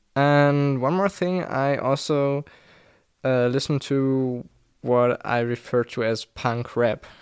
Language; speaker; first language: English; non-native, fluent; German